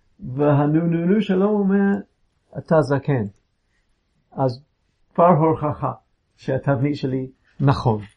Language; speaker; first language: Hebrew; non-native, fluent; English